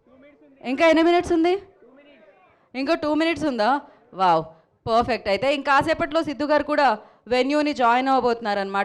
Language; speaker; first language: Telugu; native; Telugu